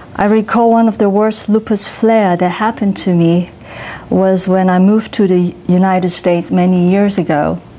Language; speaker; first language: English; non-native, local second language; Cantonese